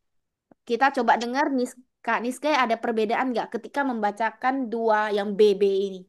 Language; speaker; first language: Indonesian; native; Indonesian